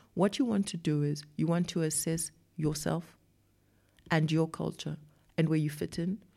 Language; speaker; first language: English; non-native, local second language; Shona